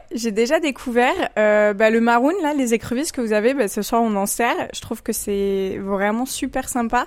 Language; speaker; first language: French; native; French